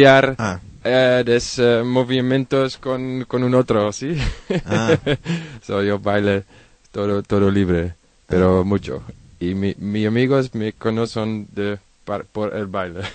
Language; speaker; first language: Spanish; non-native, learner; Dutch